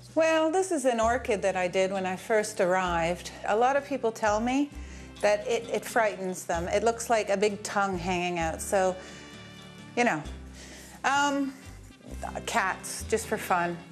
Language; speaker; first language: English; native; English